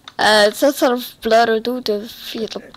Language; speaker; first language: Icelandic; early bilingual, heritage; Icelandic